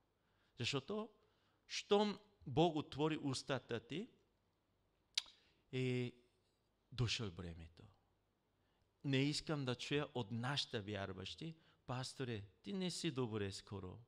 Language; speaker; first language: Bulgarian; non-native, learner; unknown